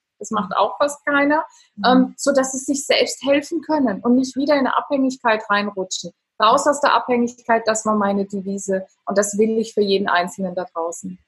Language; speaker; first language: German; non-native, fluent; Italian